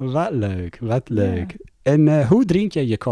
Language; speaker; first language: Dutch; non-native, learner; Italian